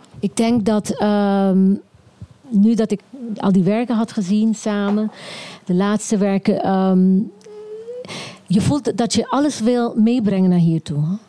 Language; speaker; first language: Dutch; non-native, local second language; Papiamento